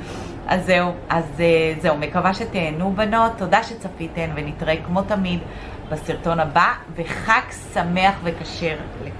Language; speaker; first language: Hebrew; native; Hebrew